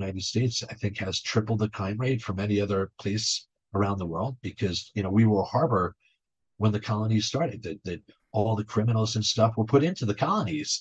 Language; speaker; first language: English; native; English